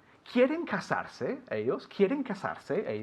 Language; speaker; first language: Spanish; non-native, fluent; English